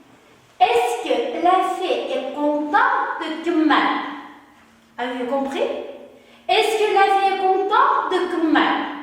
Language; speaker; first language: French; non-native, fluent; Uzbek